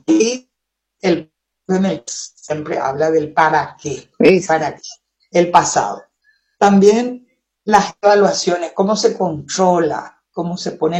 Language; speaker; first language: Spanish; non-native, local second language; Guarani